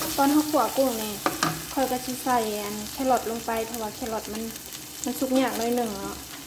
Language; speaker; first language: Thai; native; Thai